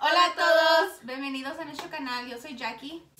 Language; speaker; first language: Spanish; early bilingual, heritage; Spanish